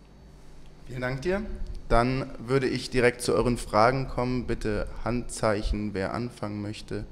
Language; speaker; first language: German; native; German